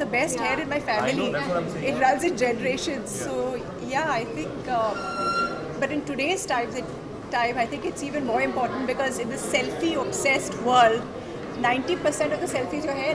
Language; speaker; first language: English; non-native, local second language; Hindi